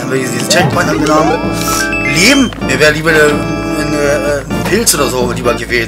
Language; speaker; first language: German; native; German